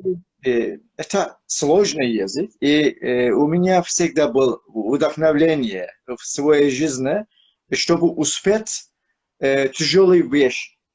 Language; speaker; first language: Russian; non-native, learner; Turkish